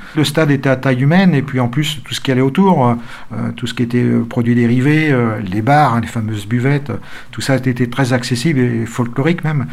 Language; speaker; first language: French; native; French